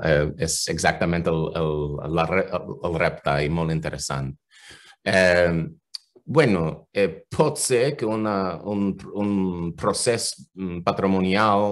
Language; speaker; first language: Catalan; non-native, fluent; English